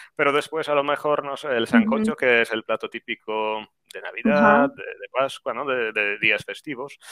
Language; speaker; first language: Spanish; non-native, fluent; Polish